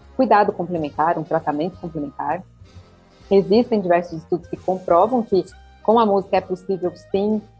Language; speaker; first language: Portuguese; native; Portuguese